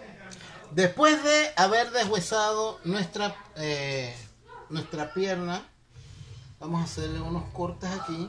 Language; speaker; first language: Spanish; native; Spanish